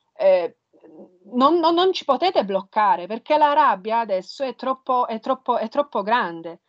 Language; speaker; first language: Italian; non-native, fluent; Polish